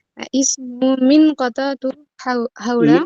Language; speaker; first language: Arabic; non-native, learner; Bangla